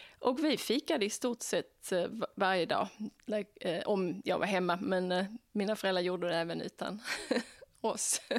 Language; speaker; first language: Swedish; native; Swedish